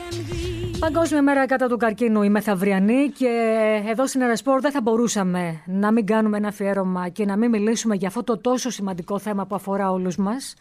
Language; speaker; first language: Greek; native; Greek